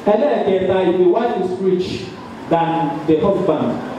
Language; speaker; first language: English; non-native, local second language; Yoruba